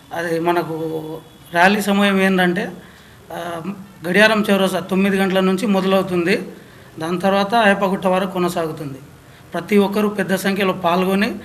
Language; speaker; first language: Telugu; non-native, local second language; Lambadi